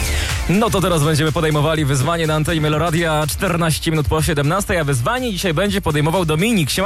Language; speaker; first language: Polish; native; Polish